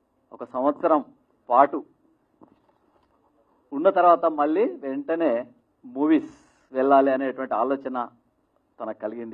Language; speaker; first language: Telugu; native; Telugu